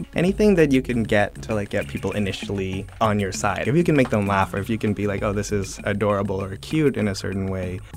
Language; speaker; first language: English; early bilingual, other home language; Chinese